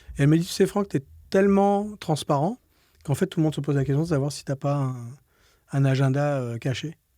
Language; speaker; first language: French; native; French